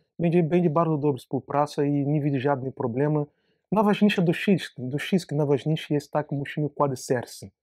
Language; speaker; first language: Polish; non-native, learner; Portuguese